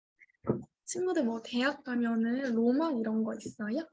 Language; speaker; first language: Korean; native; Korean